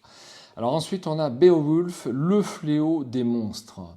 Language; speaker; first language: French; native; French